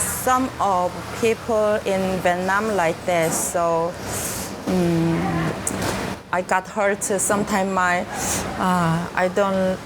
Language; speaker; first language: English; non-native, learner; Korean